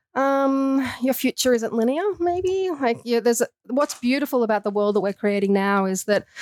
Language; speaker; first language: English; native; English